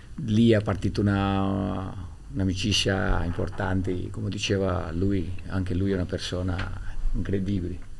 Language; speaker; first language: Italian; non-native, fluent; Portuguese